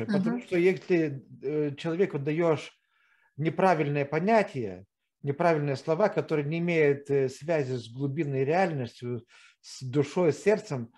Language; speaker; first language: Russian; non-native, fluent; Lithuanian